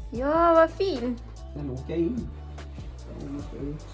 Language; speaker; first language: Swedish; non-native, learner; Thai